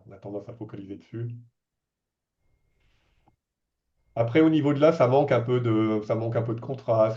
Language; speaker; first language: French; native; French